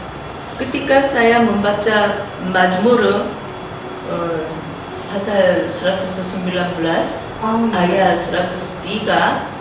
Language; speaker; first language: Indonesian; non-native, learner; Korean